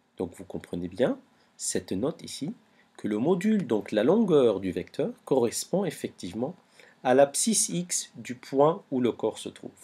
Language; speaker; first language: French; non-native, local second language; Arabic